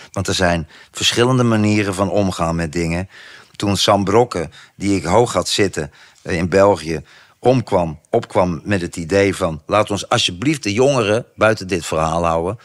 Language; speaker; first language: Dutch; native; Dutch